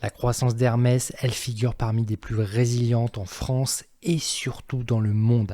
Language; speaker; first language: French; native; French